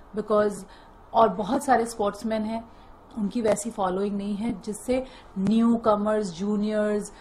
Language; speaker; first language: Hindi; native; Hindi